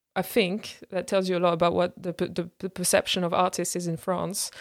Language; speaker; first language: English; non-native, fluent; French